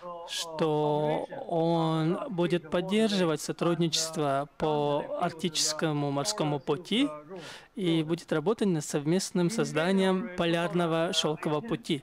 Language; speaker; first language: Russian; non-native, fluent; Chinese